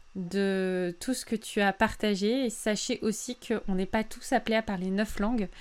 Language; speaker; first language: French; native; French